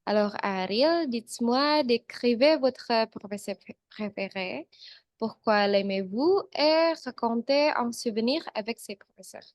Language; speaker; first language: French; non-native, learner; Indonesian